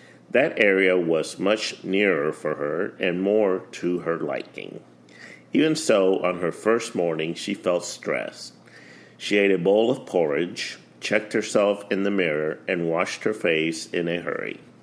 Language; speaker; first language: English; early bilingual, other home language; Spanish